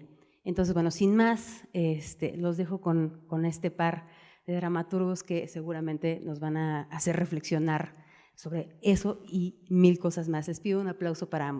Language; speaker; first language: Spanish; native; Spanish